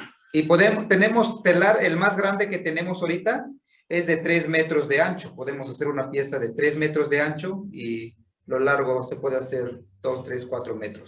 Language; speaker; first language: Spanish; non-native, local second language; Zapotec